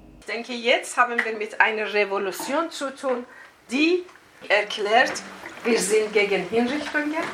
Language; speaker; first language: German; non-native, fluent; Persian